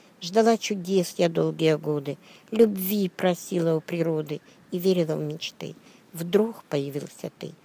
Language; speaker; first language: Russian; native; Russian